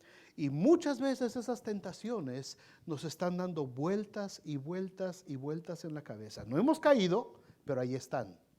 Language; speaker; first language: Spanish; native; Spanish